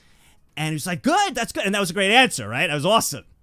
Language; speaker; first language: English; native; English